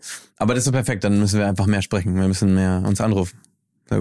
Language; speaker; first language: German; early bilingual, heritage; German